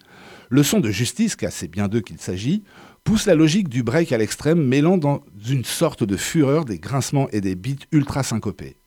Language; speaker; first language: French; native; French